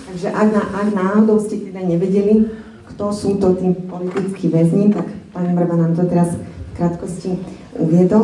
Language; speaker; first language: Slovak; native; Slovak